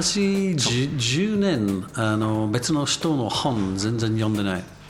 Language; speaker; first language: Japanese; non-native, learner; English